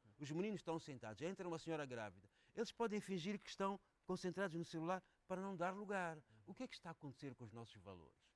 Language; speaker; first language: Portuguese; non-native, local second language; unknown